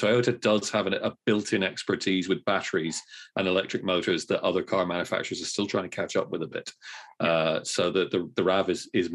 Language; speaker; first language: English; native; English